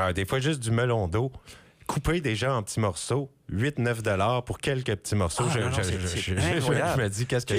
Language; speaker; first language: French; native; French